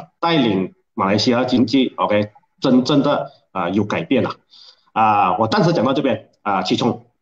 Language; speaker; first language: Chinese; native; Chinese